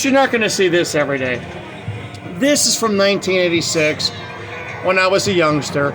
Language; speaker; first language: English; native; English